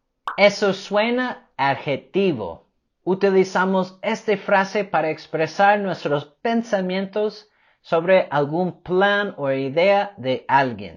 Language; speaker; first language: Spanish; non-native, fluent; English